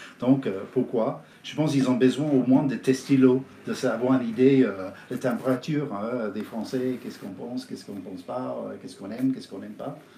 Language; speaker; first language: French; non-native, fluent; English